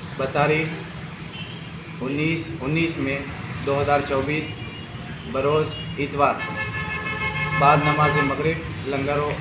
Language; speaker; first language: Urdu; native; Urdu